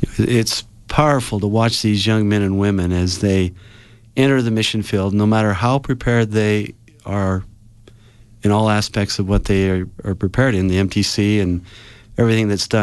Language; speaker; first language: English; native; English